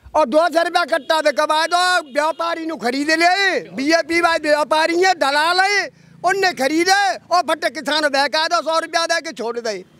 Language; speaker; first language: Hindi; native; Hindi